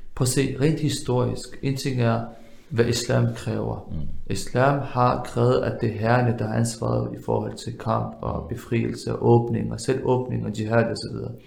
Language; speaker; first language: Danish; early bilingual, other home language; Arabic